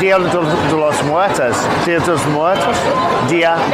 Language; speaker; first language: Spanish; non-native, learner; English